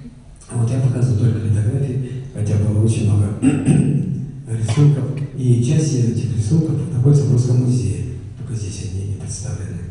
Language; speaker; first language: Russian; native; Russian